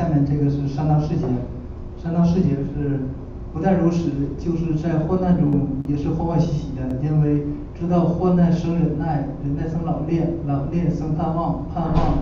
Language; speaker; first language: Chinese; native; Chinese